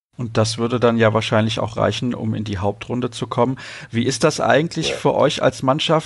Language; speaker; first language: German; native; German